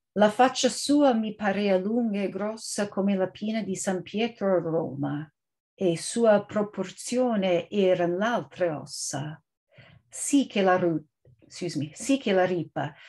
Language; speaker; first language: Italian; non-native, fluent; English